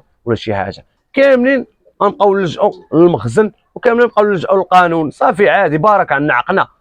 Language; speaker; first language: Arabic; native; Arabic